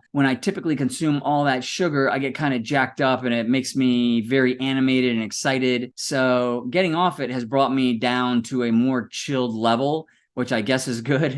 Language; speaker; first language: English; native; English